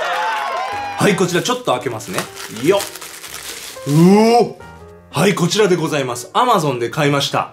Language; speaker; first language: Japanese; native; Japanese